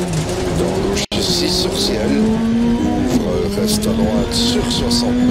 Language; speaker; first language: French; native; French